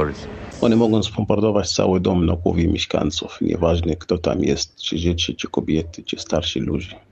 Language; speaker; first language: Polish; non-native, fluent; Arabic